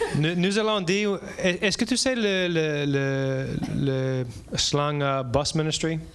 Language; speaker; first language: French; non-native, learner; English